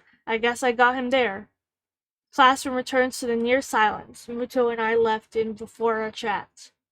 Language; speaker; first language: English; native; English